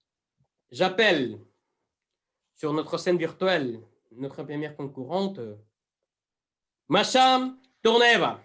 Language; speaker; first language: French; non-native, fluent; Spanish